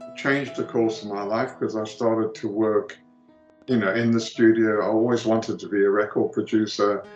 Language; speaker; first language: English; early bilingual, other home language; Greek